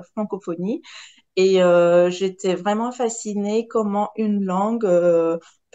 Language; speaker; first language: French; non-native, local second language; Arabic